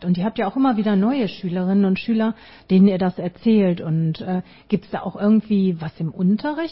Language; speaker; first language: German; native; German